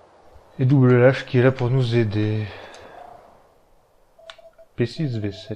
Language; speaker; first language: French; native; French